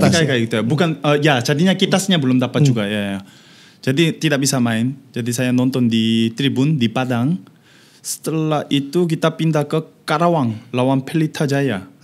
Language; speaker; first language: Indonesian; non-native, fluent; Korean